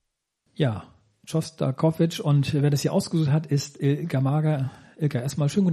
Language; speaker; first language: German; native; German